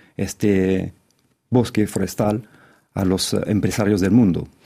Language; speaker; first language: Spanish; non-native, fluent; French